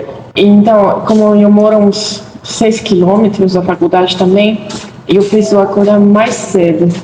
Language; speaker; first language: Portuguese; non-native, fluent; French